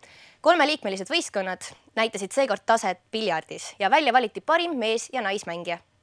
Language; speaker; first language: Estonian; native; Estonian